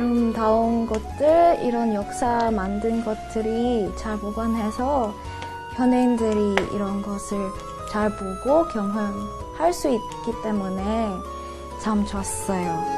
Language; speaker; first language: Korean; non-native, fluent; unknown